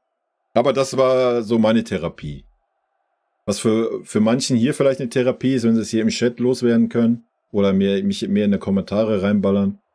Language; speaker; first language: German; native; German